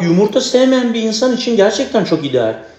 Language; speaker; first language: Turkish; native; Turkish